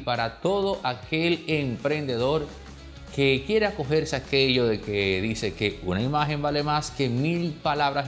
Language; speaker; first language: Spanish; native; Spanish